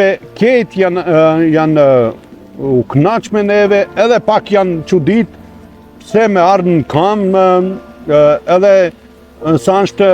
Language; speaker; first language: Albanian; non-native, local second language; Croatian